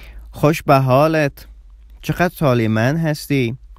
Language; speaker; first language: Persian; native; Persian